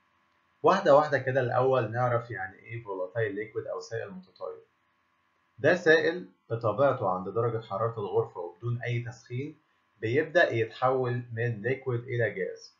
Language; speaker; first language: Arabic; native; Arabic